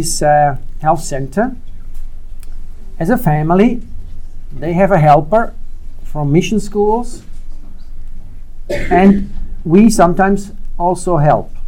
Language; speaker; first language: English; non-native, fluent; Swiss German